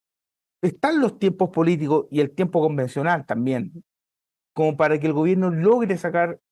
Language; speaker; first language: Spanish; native; Spanish